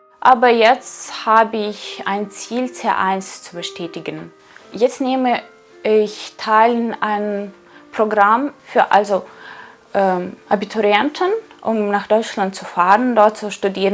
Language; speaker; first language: German; non-native, fluent; Ukrainian